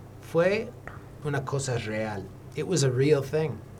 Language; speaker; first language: English; native; English